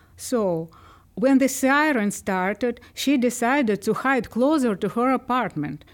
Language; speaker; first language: English; non-native, fluent; Ukrainian